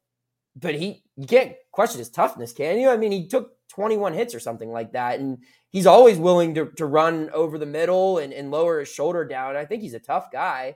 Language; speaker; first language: English; native; English